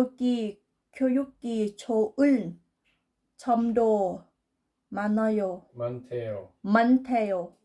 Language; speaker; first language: Korean; non-native, learner; Thai